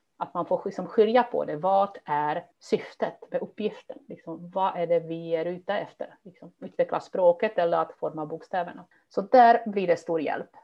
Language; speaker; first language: Swedish; non-native, fluent; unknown